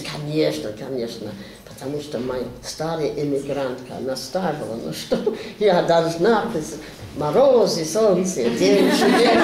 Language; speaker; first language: Russian; non-native, learner; English